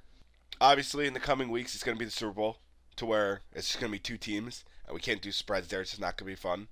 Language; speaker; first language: English; native; English